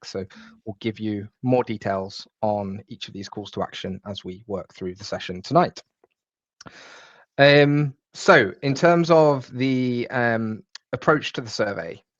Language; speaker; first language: English; native; English